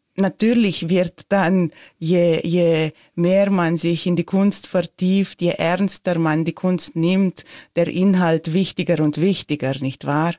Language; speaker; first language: German; non-native, fluent; Romanian